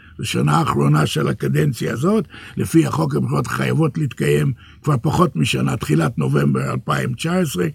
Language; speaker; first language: Hebrew; early bilingual, other home language; English